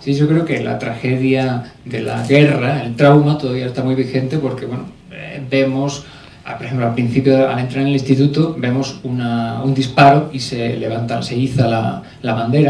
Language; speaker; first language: Spanish; native; Spanish